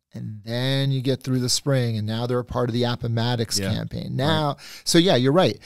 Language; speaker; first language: English; native; English